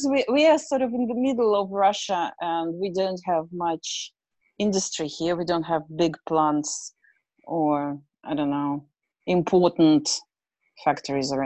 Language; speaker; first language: English; non-native, fluent; Russian